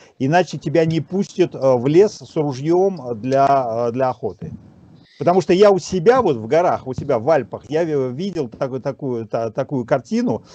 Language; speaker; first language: Russian; native; Russian